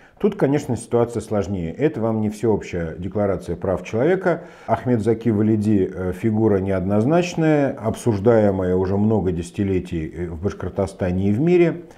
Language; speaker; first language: Russian; native; Russian